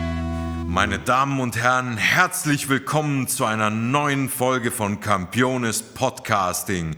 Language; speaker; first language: German; native; German